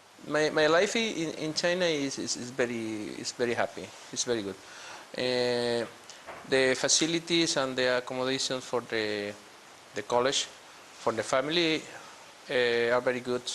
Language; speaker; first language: English; non-native, learner; Spanish